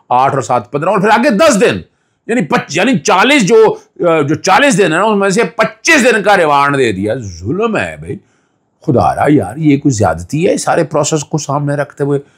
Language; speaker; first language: Urdu; non-native, local second language; Punjabi